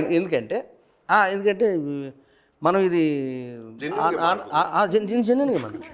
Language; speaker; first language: Telugu; native; Telugu